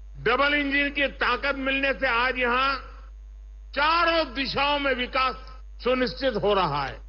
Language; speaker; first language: Hindi; non-native, local second language; Gujarati